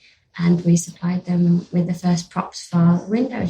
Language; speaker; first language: English; native; English